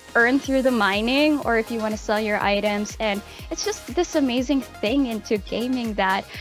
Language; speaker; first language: English; non-native, local second language; Filipino